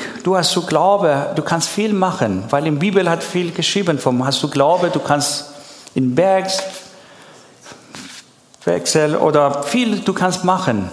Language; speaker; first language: German; non-native, learner; Persian